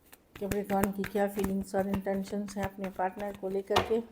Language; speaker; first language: Hindi; native; Hindi